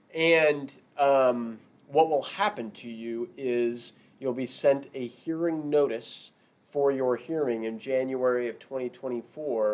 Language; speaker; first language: English; native; English